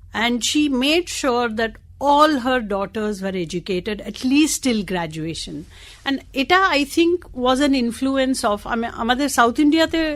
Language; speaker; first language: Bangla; non-native, local second language; Tamil